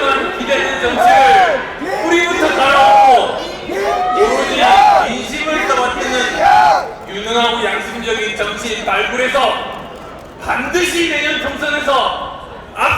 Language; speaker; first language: Korean; native; Korean